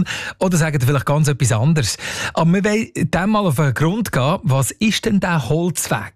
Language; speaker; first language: German; native; German